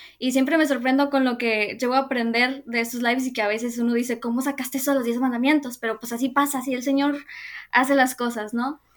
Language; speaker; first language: Spanish; native; Spanish